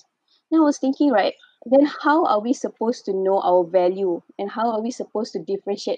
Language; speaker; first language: English; non-native, local second language; Malay